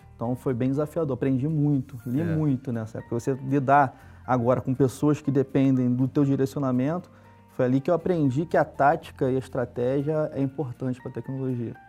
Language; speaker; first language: Portuguese; native; Portuguese